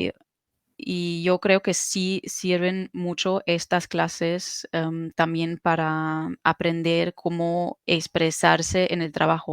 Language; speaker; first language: Spanish; non-native, fluent; German